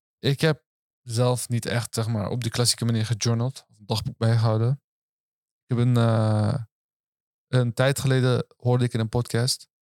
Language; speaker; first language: Dutch; early bilingual, other home language; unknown